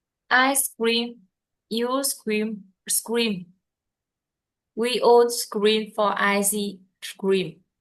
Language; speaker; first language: English; non-native, learner; Vietnamese